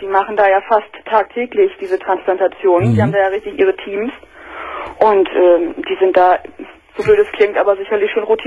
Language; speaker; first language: German; native; German